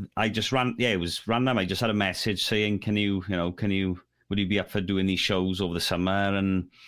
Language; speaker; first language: English; native; English